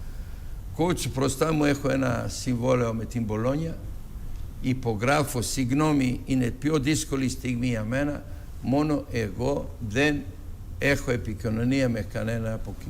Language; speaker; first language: Greek; non-native, fluent; Serbian